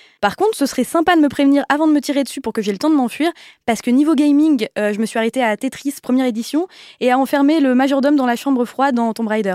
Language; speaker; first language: French; native; French